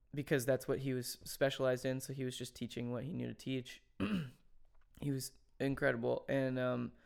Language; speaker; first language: English; native; English